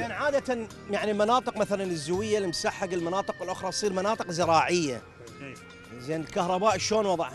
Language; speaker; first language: Arabic; native; Arabic